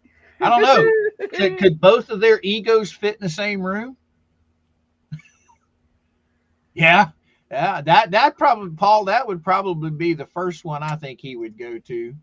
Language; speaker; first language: English; native; English